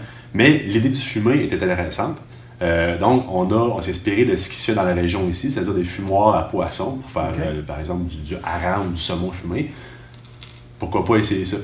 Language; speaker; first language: French; native; French